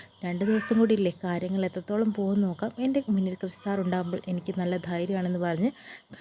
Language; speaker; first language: Malayalam; native; Malayalam